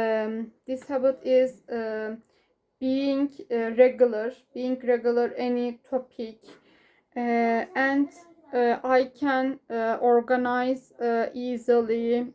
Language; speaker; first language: English; non-native, learner; Turkish